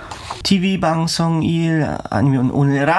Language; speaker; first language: Korean; non-native, learner; German